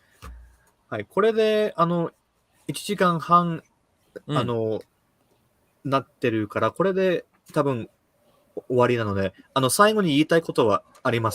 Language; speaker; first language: Japanese; early bilingual, heritage; Japanese